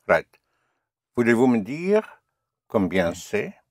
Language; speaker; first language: French; non-native, fluent; English